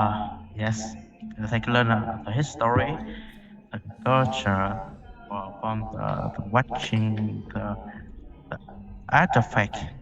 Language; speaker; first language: English; non-native, learner; Vietnamese